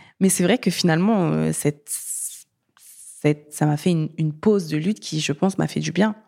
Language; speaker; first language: French; early bilingual, other home language; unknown